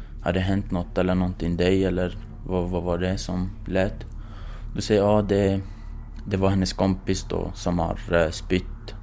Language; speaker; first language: Swedish; non-native, fluent; Kurdish